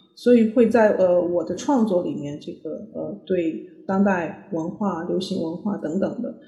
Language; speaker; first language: Chinese; native; Chinese